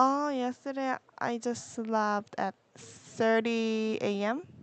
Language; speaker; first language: English; non-native, learner; Korean